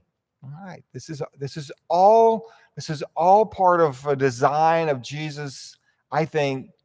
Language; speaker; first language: English; native; English